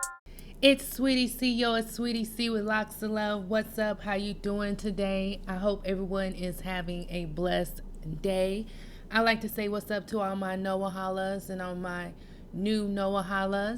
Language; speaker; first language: English; native; English